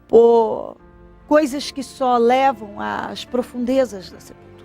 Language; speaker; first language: Portuguese; native; Portuguese